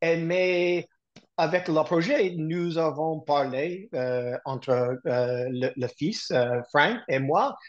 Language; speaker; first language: French; non-native, learner; English